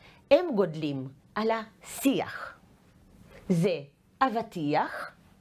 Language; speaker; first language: Hebrew; non-native, fluent; Russian